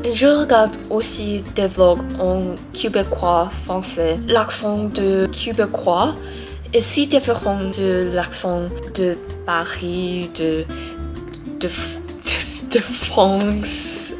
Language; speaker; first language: French; non-native, learner; Thai